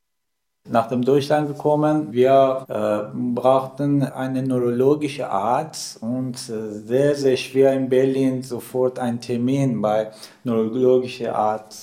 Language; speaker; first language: German; non-native, learner; Persian